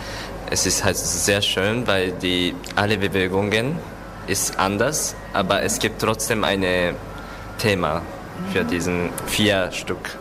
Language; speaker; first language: German; non-native, learner; Japanese